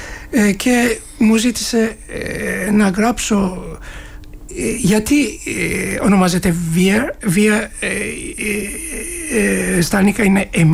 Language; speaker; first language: Greek; non-native, learner; Turkish